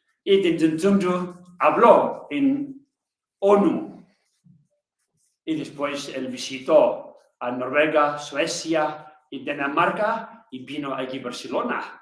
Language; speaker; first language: Spanish; non-native, learner; Tibetan